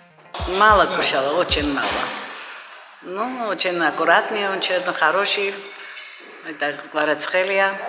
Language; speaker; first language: Russian; non-native, learner; Georgian